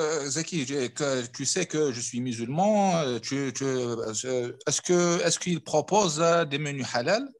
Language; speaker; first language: French; non-native, fluent; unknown